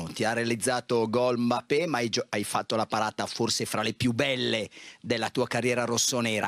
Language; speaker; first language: Italian; native; Italian